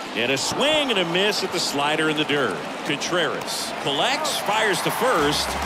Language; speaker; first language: English; native; English